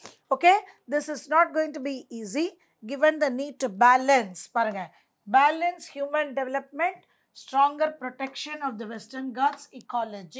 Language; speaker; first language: English; non-native, local second language; Tamil